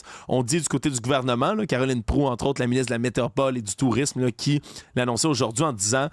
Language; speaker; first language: French; native; French